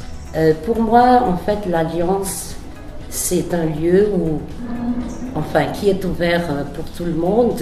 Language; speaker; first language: French; non-native, local second language; Malagasy